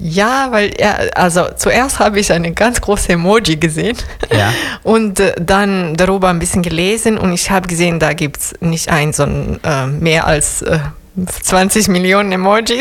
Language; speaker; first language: German; non-native, fluent; Serbian